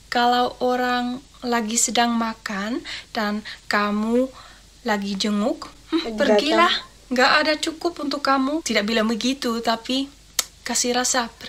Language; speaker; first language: Indonesian; non-native, learner; Dutch